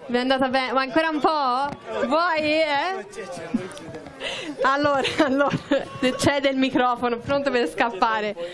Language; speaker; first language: Italian; native; Italian